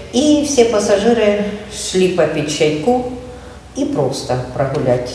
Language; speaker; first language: Russian; native; Russian